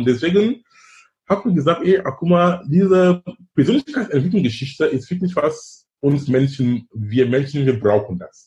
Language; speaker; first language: German; non-native, fluent; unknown